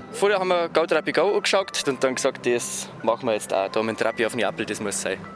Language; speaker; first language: German; native; German